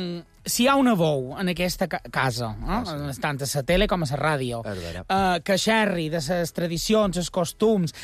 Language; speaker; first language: Catalan; native; Catalan